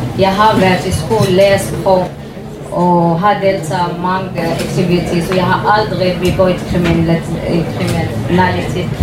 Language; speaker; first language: Danish; non-native, learner; Arabic